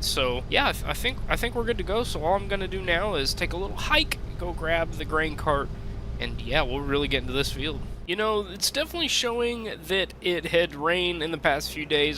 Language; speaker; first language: English; native; English